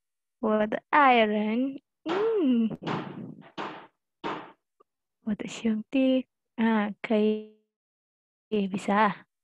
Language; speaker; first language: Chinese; non-native, learner; Indonesian